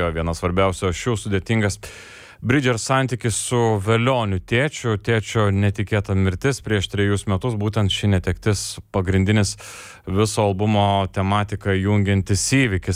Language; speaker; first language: Lithuanian; native; Lithuanian